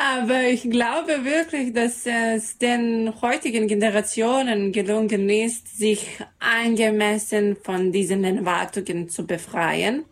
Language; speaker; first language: German; non-native, learner; Serbian